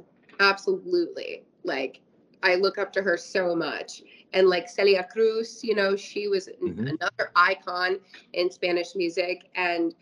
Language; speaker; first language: English; native; English